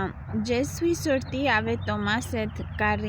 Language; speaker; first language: French; non-native, learner; English